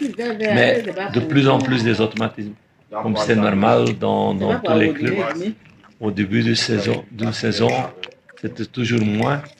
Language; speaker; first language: French; non-native, fluent; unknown